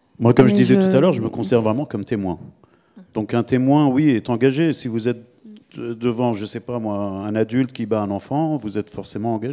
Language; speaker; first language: French; native; French